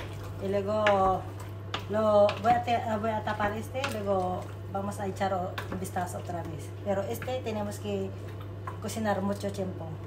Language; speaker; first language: Spanish; non-native, learner; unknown